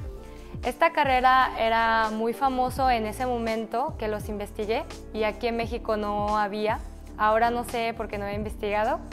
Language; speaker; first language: Spanish; early bilingual, other home language; Korean